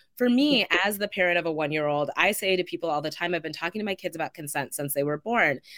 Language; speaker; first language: English; native; English